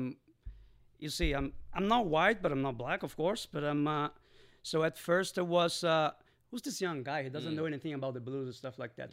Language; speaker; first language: English; non-native, fluent; Portuguese